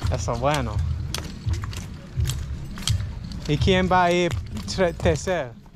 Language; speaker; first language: Spanish; non-native, learner; English